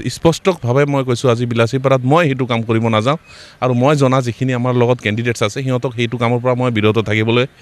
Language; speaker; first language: Assamese; non-native, local second language; Bangla